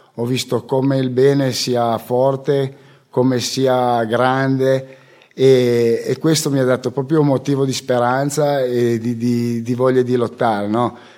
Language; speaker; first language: Italian; native; Italian